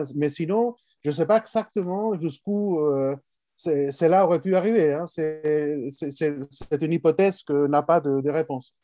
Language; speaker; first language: French; non-native, fluent; Spanish